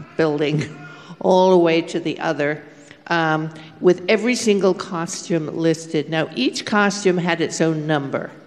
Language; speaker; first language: English; native; English